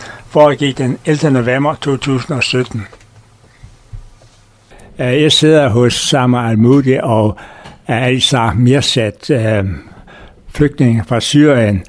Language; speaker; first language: Danish; native; Danish